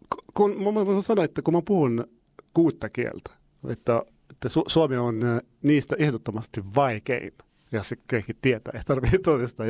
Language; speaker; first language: Finnish; non-native, fluent; Arabic